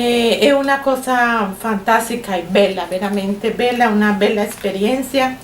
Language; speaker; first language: Italian; non-native, learner; Spanish